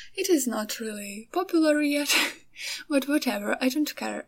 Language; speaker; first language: English; non-native, fluent; Ukrainian